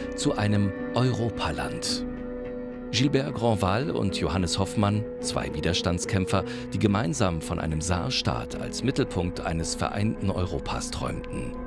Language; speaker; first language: German; native; German